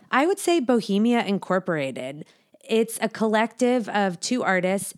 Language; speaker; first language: English; native; English